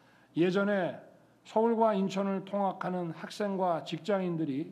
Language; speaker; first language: Korean; native; Korean